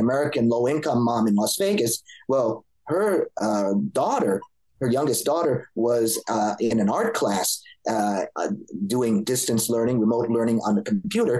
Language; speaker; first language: English; native; English